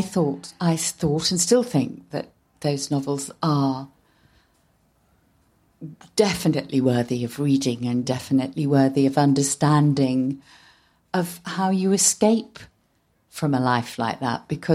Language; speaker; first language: English; native; English